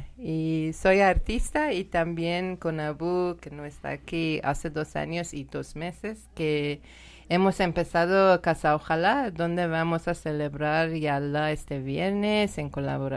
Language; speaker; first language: Spanish; non-native, learner; Persian